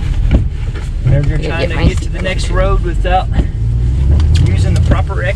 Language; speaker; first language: English; native; English